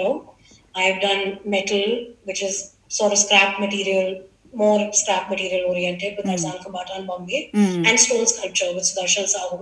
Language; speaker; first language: English; non-native, local second language; Gujarati